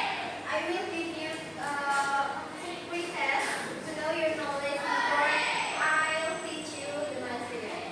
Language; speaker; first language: English; non-native, learner; Indonesian